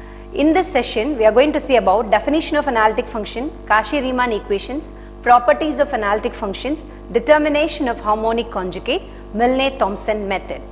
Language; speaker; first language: English; non-native, local second language; Tamil